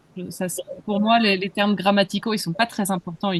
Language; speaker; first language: French; native; French